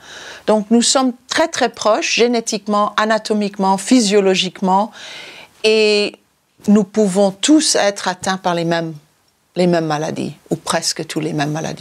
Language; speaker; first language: French; non-native, fluent; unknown